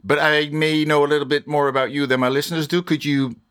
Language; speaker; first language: English; non-native, fluent; Dutch